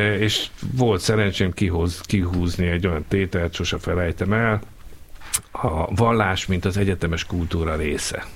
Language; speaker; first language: Hungarian; native; Hungarian